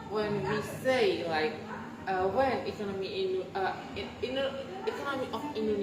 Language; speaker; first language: English; non-native, learner; Indonesian